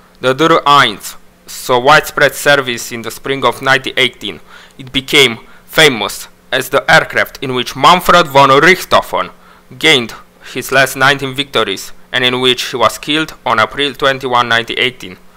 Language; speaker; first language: English; non-native, fluent; Romanian